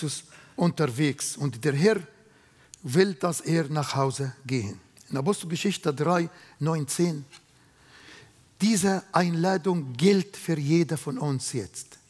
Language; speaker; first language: German; non-native, fluent; Arabic